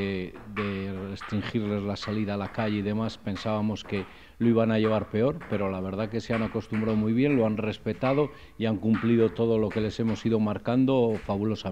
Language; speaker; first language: Spanish; native; Spanish